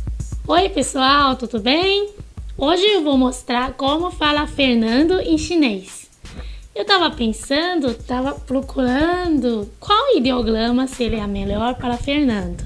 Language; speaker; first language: Portuguese; non-native, learner; Chinese